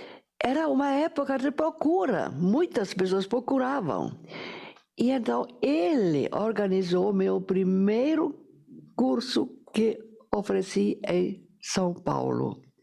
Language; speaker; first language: Portuguese; non-native, fluent; German